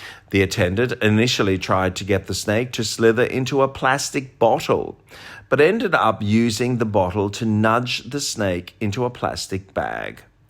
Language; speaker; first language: English; native; English